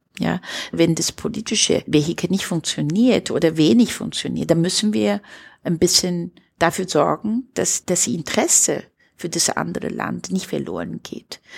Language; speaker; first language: German; non-native, fluent; Chinese